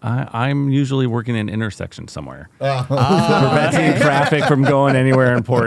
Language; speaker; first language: English; native; English